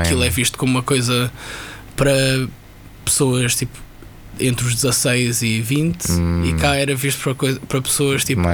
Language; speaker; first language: Portuguese; native; Portuguese